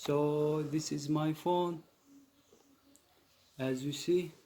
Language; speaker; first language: English; non-native, learner; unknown